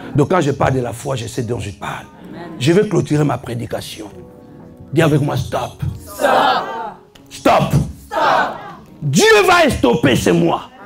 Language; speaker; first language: French; non-native, fluent; Lingala